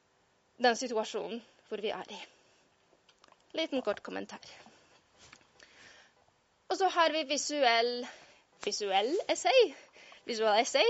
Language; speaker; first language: Norwegian; non-native, fluent; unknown